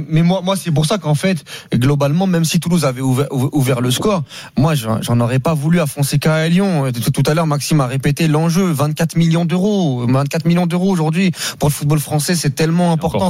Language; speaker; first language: French; native; French